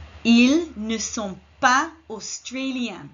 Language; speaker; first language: French; non-native, fluent; English